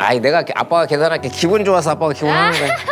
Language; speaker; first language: Korean; native; Korean